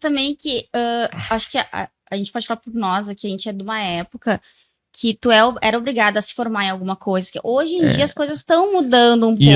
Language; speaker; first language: Portuguese; native; Portuguese